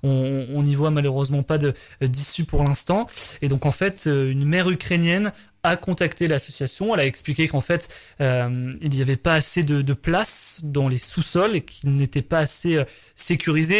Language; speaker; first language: French; native; French